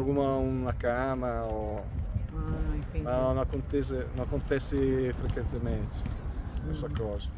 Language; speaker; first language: Portuguese; non-native, fluent; Italian